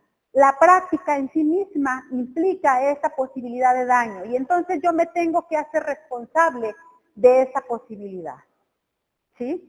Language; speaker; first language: Spanish; native; Spanish